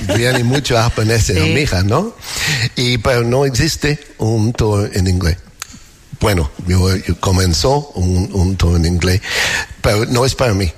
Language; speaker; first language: Spanish; non-native, learner; English